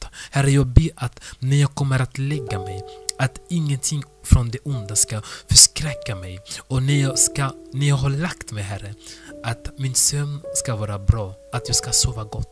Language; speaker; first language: Swedish; non-native, fluent; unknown